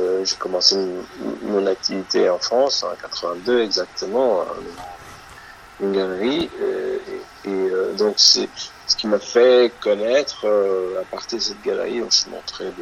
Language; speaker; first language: French; non-native, fluent; Spanish